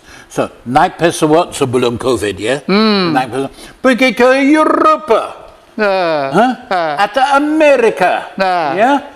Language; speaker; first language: Indonesian; non-native, learner; English